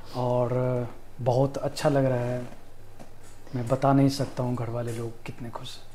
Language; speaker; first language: Hindi; native; Hindi